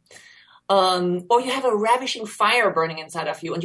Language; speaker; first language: English; non-native, fluent; German